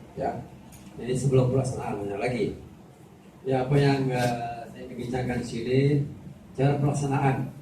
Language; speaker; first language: Malay; native; Malay